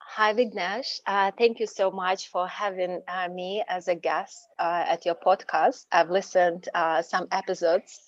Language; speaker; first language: English; non-native, fluent; Ukrainian